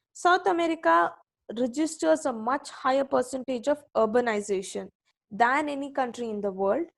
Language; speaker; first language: English; non-native, local second language; Kannada